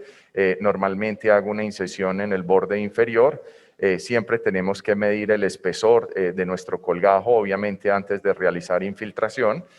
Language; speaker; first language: Spanish; native; Spanish